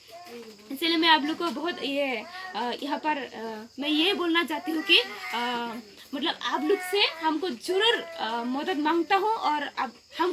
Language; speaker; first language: Hindi; non-native, local second language; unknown